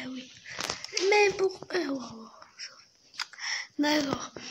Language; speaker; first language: French; non-native, learner; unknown